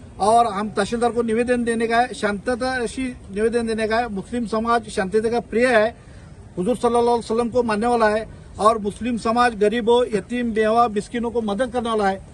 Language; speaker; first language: Hindi; native; Hindi